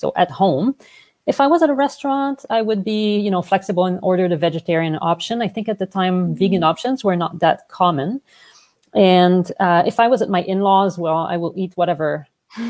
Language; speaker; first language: English; non-native, fluent; French